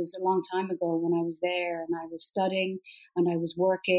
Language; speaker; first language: English; native; English